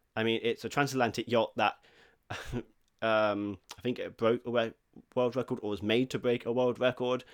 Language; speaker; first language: English; native; English